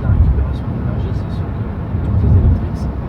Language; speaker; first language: French; native; French